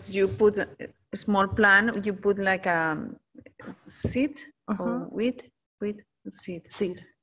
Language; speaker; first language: English; non-native, learner; Spanish